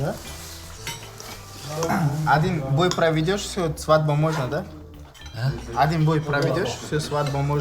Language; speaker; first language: Russian; non-native, learner; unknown